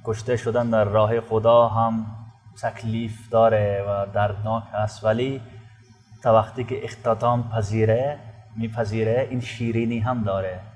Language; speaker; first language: Persian; non-native, fluent; Urdu